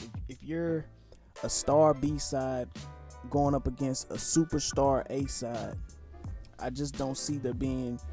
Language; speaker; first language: English; native; English